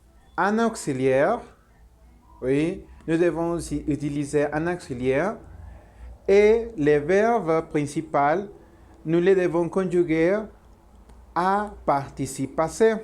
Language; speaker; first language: French; non-native, learner; Spanish